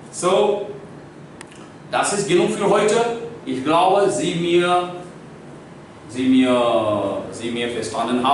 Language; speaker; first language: German; non-native, learner; Hindi